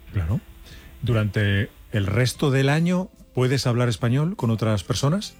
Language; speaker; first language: Spanish; native; Spanish